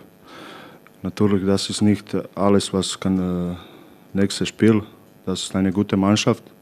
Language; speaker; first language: German; non-native, learner; Croatian